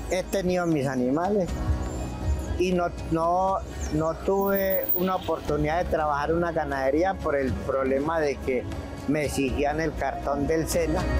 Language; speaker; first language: Spanish; native; Spanish